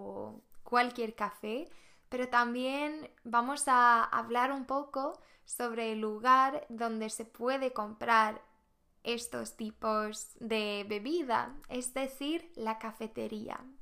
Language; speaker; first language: Spanish; non-native, fluent; Swedish